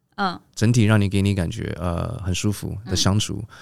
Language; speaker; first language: Chinese; early bilingual, heritage; Chinese